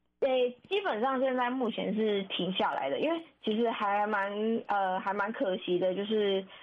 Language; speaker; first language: Chinese; native; Chinese